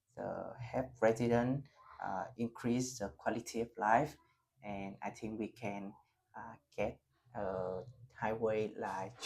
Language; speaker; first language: English; non-native, learner; Vietnamese